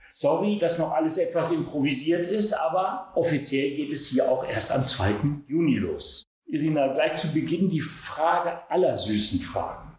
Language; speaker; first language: German; native; German